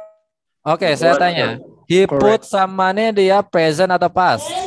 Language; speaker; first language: English; non-native, fluent; Indonesian